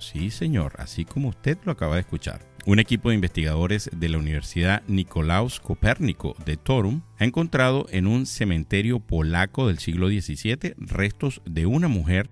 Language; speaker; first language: Spanish; native; Spanish